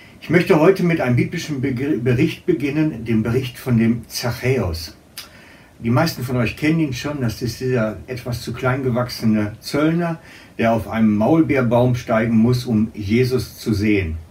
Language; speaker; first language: German; native; German